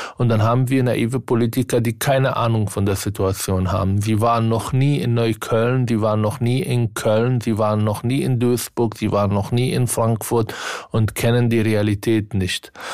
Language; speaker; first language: German; non-native, fluent; Arabic